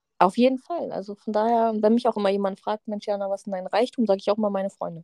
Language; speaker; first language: German; native; German